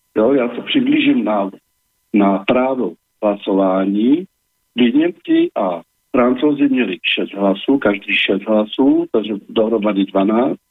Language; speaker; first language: Czech; native; Czech